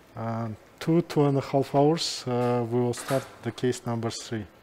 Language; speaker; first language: English; non-native, fluent; Kazakh